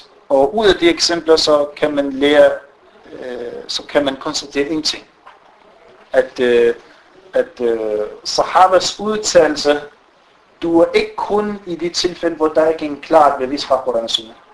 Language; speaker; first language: Danish; non-native, fluent; Arabic